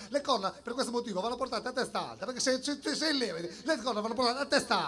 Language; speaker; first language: Italian; native; Italian